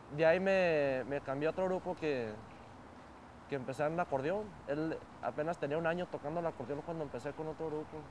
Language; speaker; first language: Spanish; early bilingual, heritage; Spanish